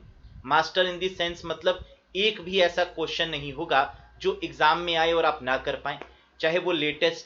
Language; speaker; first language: Hindi; native; Hindi